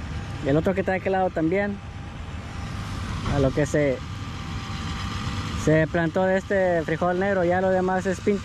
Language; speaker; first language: Spanish; native; Spanish